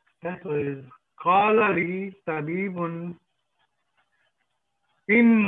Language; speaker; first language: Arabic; non-native, learner; English